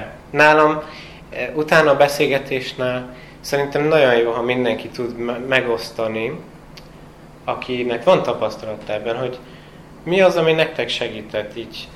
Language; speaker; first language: Hungarian; non-native, fluent; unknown